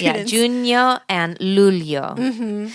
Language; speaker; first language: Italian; non-native, learner; English